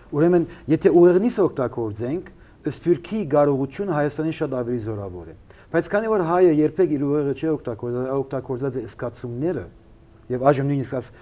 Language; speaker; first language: Armenian; early bilingual, heritage; Armenian